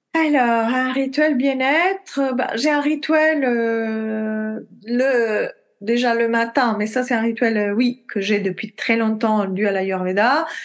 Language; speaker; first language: French; non-native, fluent; Italian